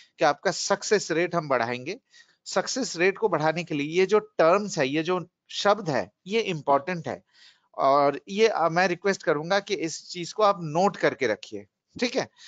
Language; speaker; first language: Hindi; non-native, local second language; Bangla